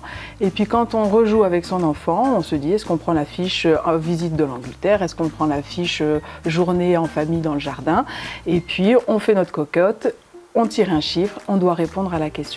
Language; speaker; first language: French; native; French